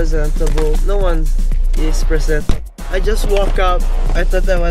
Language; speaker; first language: English; non-native, learner; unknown